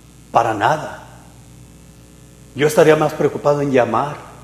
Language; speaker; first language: Spanish; native; Spanish